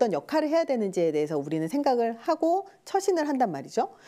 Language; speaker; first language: Korean; native; Korean